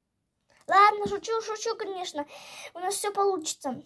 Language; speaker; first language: Russian; native; Russian